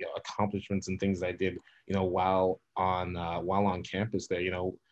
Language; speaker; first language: English; native; English